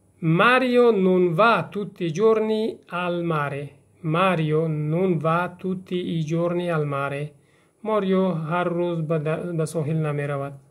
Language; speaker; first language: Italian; non-native, fluent; Persian